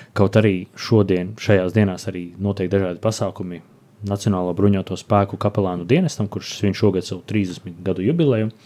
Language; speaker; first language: Latvian; native; Latvian